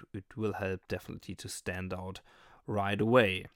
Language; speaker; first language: English; non-native, fluent; German